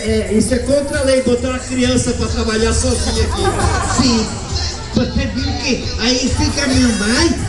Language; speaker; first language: Portuguese; non-native, learner; Spanish